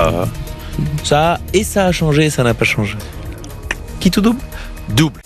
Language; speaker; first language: French; native; French